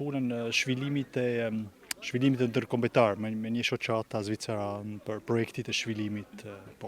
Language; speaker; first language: Albanian; non-native, learner; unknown